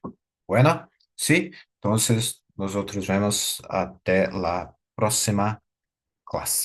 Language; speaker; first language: Spanish; non-native, learner; Portuguese